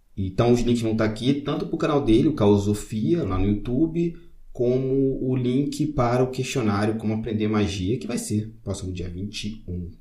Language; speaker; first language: Portuguese; native; Portuguese